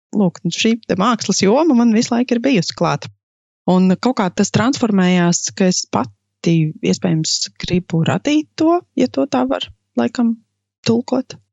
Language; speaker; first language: Latvian; native; Latvian